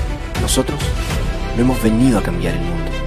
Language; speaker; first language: Spanish; native; Spanish